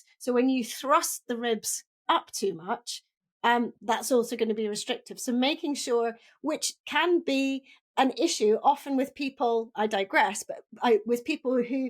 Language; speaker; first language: English; native; English